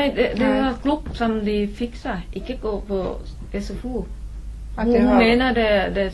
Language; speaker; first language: Norwegian; non-native, learner; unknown